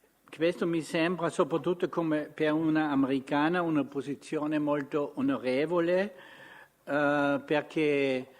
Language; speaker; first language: Italian; non-native, fluent; German